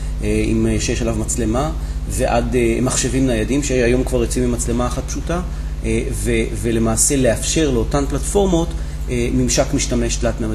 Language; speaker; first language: Hebrew; native; Hebrew